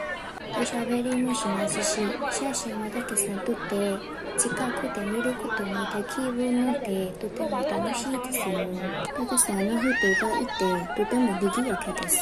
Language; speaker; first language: Japanese; non-native, learner; Burmese